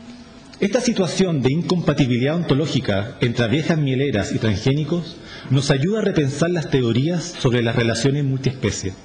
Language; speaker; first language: Spanish; native; Spanish